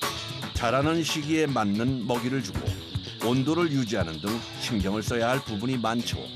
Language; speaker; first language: Korean; native; Korean